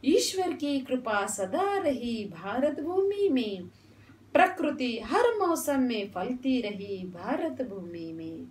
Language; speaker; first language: Hindi; non-native, local second language; Kannada